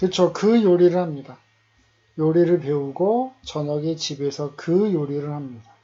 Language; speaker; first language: Korean; native; Korean